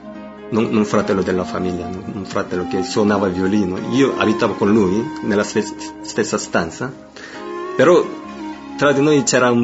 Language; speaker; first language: Italian; non-native, fluent; Korean